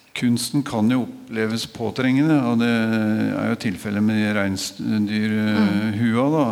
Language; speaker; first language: Norwegian; native; Norwegian